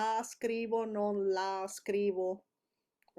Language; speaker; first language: Italian; non-native, fluent; Spanish